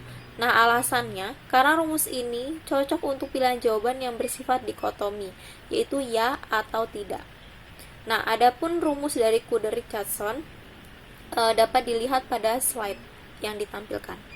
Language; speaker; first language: Indonesian; native; Indonesian